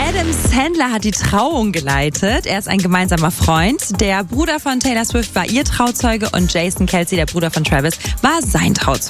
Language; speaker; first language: German; native; German